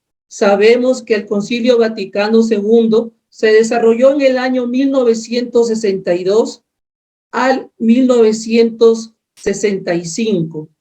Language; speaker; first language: Spanish; native; Spanish